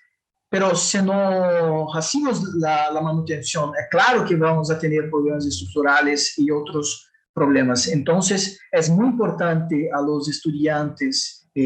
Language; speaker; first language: Spanish; non-native, fluent; Portuguese